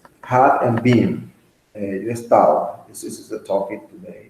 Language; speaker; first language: English; non-native, learner; Spanish